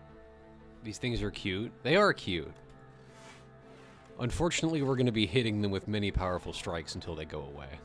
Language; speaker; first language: English; native; English